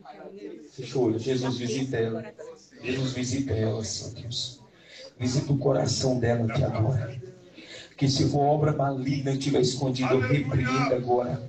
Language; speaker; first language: Portuguese; native; Portuguese